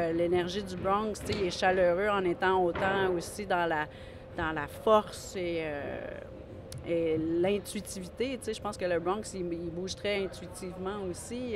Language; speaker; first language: French; native; French